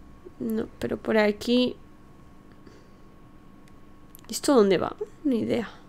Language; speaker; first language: Spanish; native; Spanish